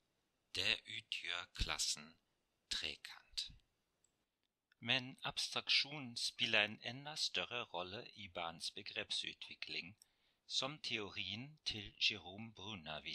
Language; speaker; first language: Norwegian; non-native, fluent; German